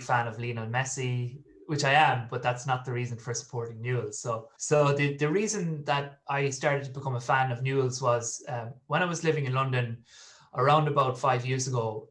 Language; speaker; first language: English; native; English